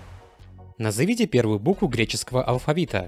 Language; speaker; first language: Russian; native; Russian